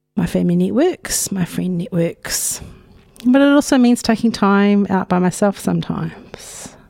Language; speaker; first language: English; native; English